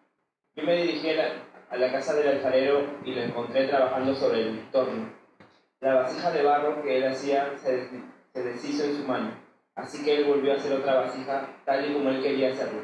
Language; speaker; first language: Spanish; native; Spanish